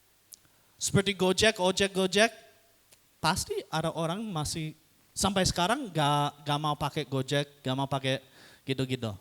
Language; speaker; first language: Indonesian; non-native, fluent; English